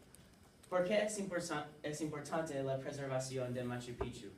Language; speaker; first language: Spanish; non-native, learner; English